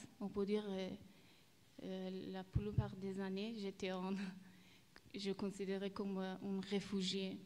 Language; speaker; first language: French; early bilingual, other home language; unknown